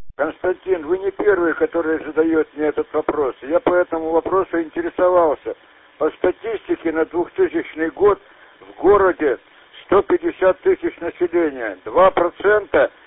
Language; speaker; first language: Russian; non-native, local second language; Ukrainian